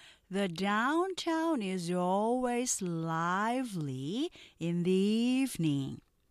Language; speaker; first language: English; non-native, fluent; Korean